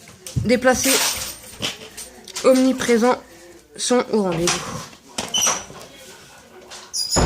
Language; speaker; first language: French; native; French